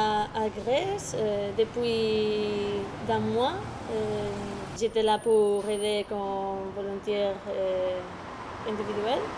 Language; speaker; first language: French; non-native, fluent; Spanish